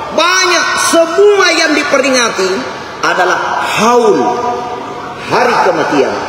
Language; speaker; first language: Malay; non-native, local second language; Buginese